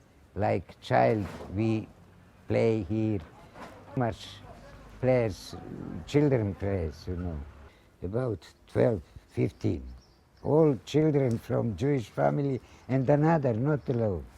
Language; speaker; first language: English; non-native, learner; Ladino